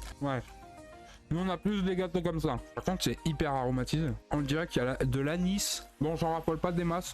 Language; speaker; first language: French; native; French